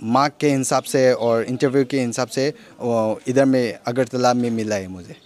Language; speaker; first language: Hindi; non-native, local second language; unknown